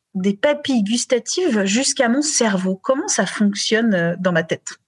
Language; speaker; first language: French; native; French